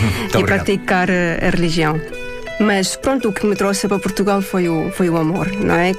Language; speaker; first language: Portuguese; non-native, fluent; Estonian